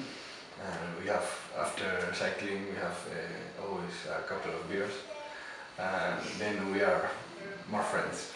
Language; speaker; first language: English; non-native, learner; Spanish